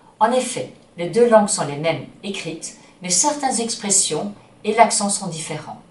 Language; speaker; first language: French; non-native, local second language; Dutch